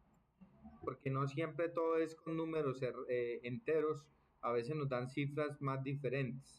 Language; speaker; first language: Spanish; native; Spanish